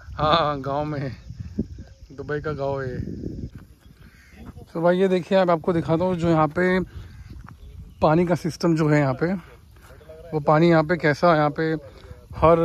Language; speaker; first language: Hindi; native; Hindi